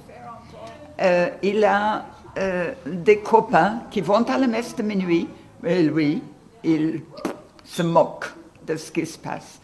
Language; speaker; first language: French; non-native, fluent; English